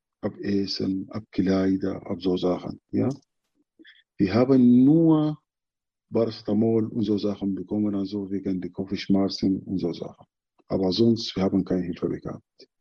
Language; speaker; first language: German; non-native, learner; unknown